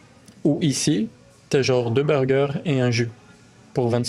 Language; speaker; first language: French; native; French